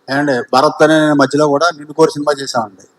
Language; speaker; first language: Telugu; native; Telugu